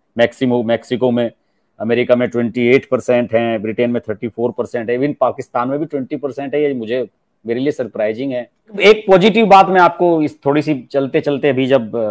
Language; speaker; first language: Hindi; native; Hindi